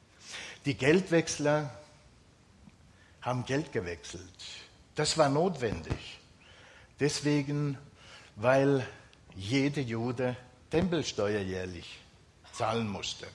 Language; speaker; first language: German; non-native, fluent; Finnish